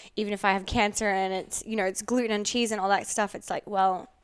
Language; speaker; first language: English; native; English